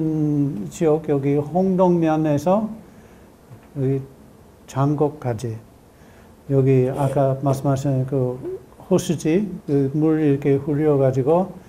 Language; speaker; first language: Korean; non-native, learner; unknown